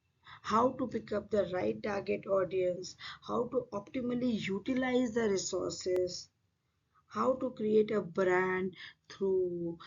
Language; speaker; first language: English; non-native, local second language; Hindi